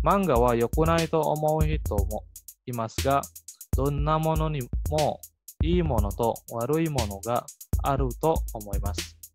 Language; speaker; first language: Japanese; non-native, fluent; Indonesian